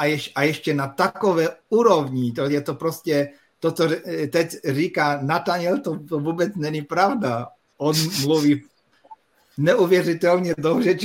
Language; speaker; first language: Czech; non-native, fluent; Polish